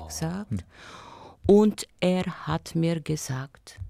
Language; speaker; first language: German; non-native, learner; Bulgarian